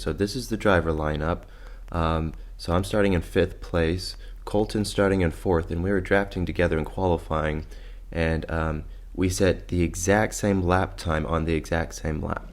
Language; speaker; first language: English; native; English